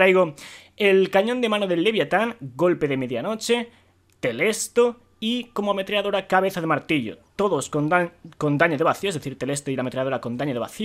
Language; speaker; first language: Spanish; native; Spanish